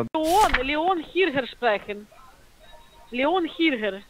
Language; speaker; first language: German; non-native, learner; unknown